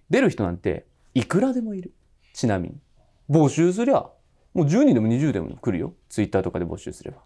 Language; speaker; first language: Japanese; native; Japanese